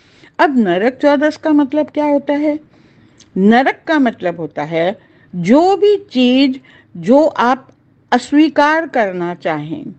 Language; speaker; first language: Hindi; native; Hindi